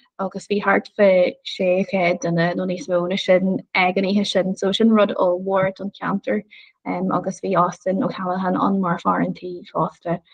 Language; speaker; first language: Irish; native; Irish